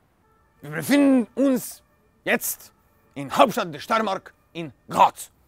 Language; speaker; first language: German; non-native, learner; Slovenian